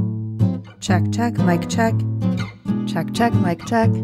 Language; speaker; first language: English; native; English